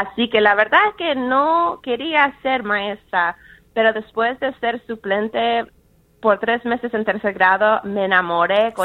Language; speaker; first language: Spanish; early bilingual, heritage; Spanish